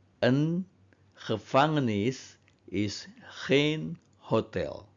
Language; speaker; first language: Dutch; non-native, fluent; Indonesian